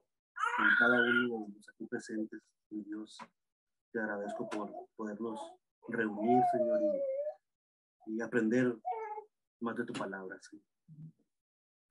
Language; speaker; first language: Spanish; native; Spanish